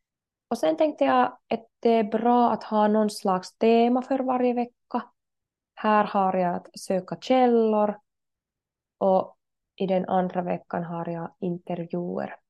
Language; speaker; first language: Swedish; non-native, learner; Finnish